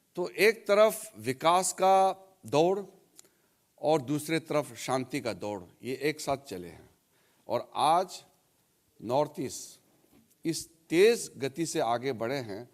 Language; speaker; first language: Hindi; non-native, local second language; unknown